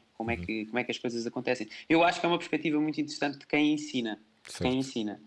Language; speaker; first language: Portuguese; native; Portuguese